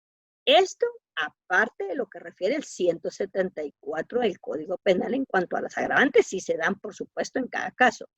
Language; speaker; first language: Spanish; native; Spanish